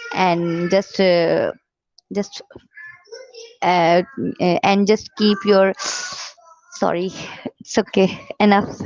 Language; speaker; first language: English; non-native, learner; Urdu